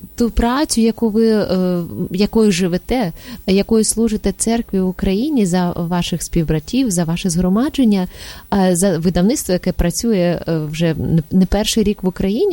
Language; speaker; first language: Ukrainian; native; Ukrainian